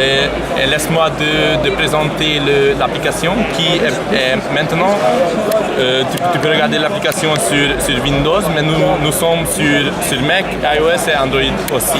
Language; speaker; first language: French; non-native, learner; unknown